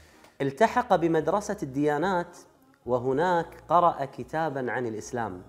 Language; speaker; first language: Arabic; native; Arabic